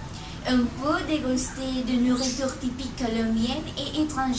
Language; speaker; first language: French; non-native, learner; Spanish